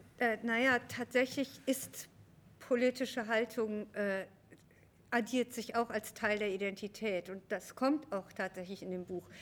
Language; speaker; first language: German; early bilingual, other home language; Persian